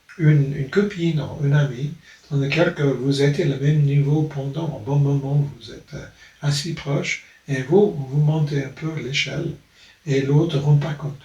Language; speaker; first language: French; non-native, fluent; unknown